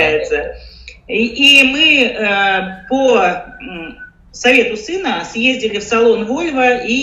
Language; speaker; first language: Russian; native; Russian